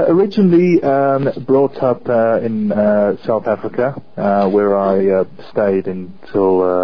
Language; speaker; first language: English; native; English